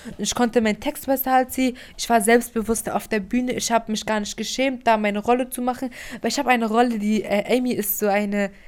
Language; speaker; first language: German; early bilingual, other home language; Persian